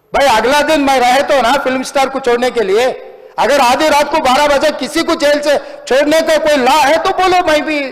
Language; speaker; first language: Hindi; non-native, local second language; Telugu